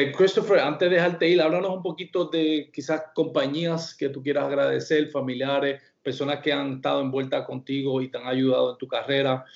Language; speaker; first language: Spanish; native; Spanish